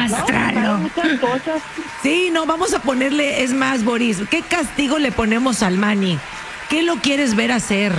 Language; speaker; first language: Spanish; native; Spanish